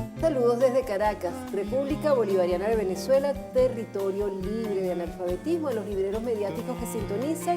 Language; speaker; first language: Spanish; native; Spanish